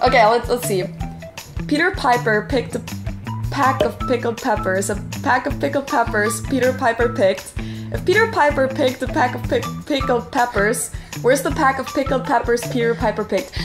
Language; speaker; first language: English; non-native, fluent; German